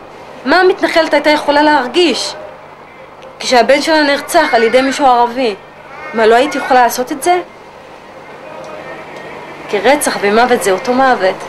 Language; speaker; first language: Hebrew; non-native, local second language; Arabic